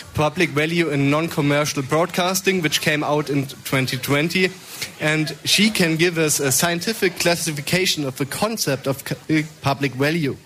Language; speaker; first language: English; non-native, fluent; German